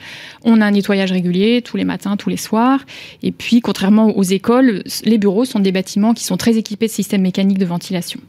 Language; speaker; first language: French; native; French